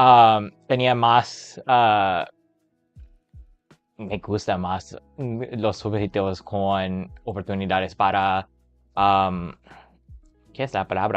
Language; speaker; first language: Spanish; non-native, learner; English